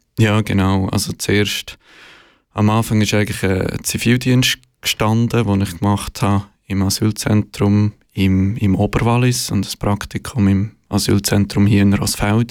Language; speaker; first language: German; native; German